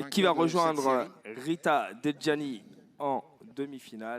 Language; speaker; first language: French; native; French